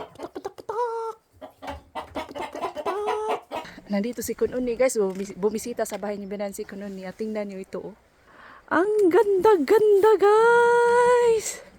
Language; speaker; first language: Filipino; non-native, local second language; Cebuano